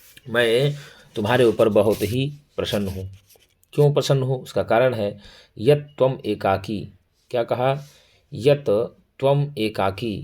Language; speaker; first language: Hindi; native; Hindi